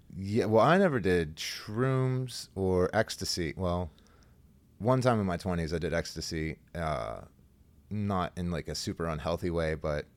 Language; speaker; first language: English; native; English